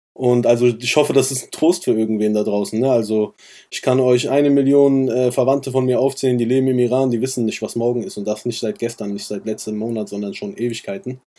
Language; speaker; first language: German; early bilingual, other home language; Persian